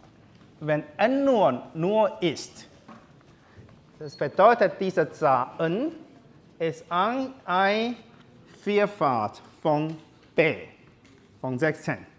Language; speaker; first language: German; non-native, learner; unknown